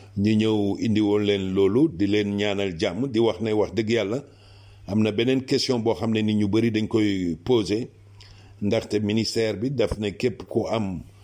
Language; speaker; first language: Wolof; non-native, local second language; Serer